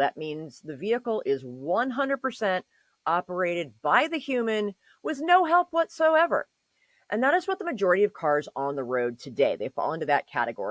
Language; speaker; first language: English; native; English